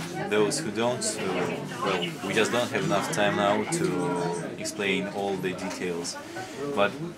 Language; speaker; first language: English; non-native, fluent; Russian